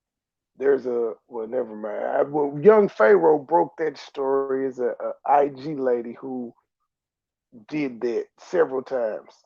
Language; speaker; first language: English; native; English